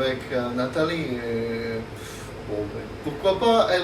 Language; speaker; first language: French; non-native, learner; Slovak